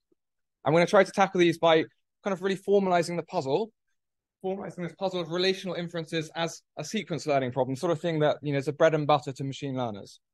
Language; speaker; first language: English; native; English